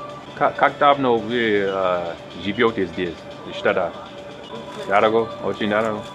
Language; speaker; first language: Russian; non-native, learner; English